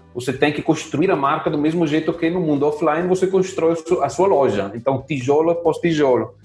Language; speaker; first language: Portuguese; non-native, fluent; Italian